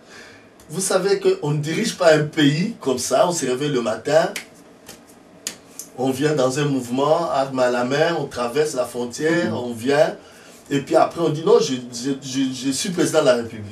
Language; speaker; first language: French; non-native, local second language; Lingala